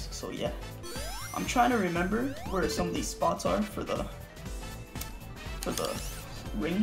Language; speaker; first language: English; native; English